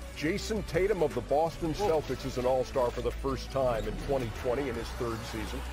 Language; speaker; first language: English; native; English